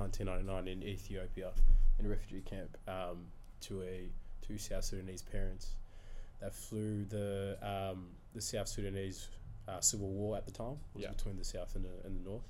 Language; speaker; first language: English; early bilingual, other home language; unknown